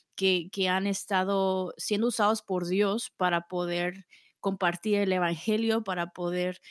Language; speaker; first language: Spanish; early bilingual, heritage; Spanish